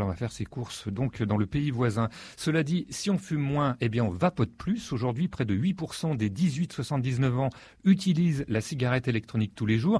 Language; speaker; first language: French; native; French